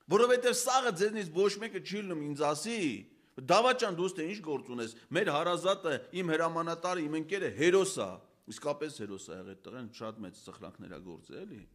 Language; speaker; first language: Armenian; native; Armenian